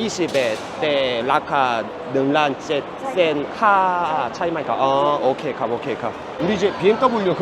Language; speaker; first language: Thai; non-native, fluent; Korean